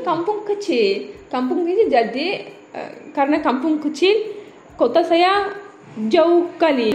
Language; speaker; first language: Indonesian; non-native, learner; Turkish